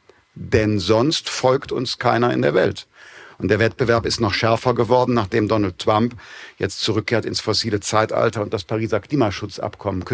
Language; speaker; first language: German; native; German